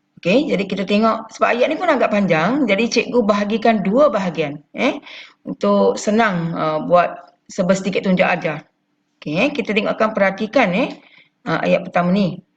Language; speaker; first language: Malay; non-native, local second language; Chinese